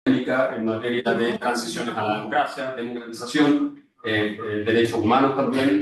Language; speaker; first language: Spanish; native; Spanish